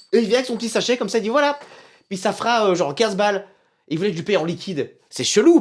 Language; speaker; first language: French; native; French